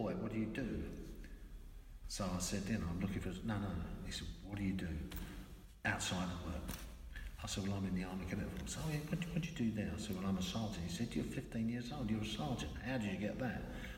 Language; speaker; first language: English; native; English